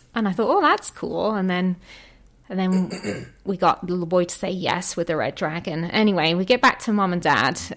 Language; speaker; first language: English; native; English